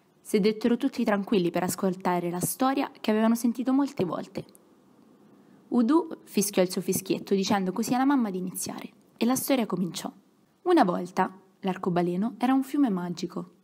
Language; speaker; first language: Italian; native; Italian